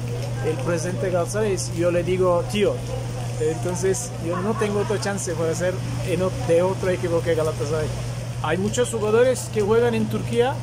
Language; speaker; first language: Spanish; non-native, fluent; Turkish